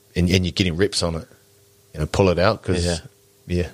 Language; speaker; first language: English; native; English